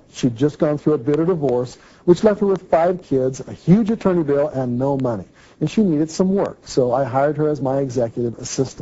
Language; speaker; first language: English; native; English